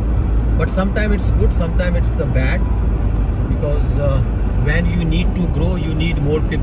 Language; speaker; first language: English; non-native, local second language; Hindi